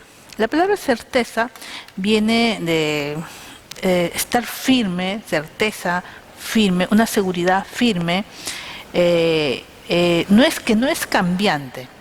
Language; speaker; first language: Spanish; native; Spanish